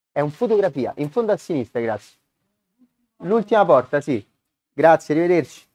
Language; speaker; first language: Italian; native; Italian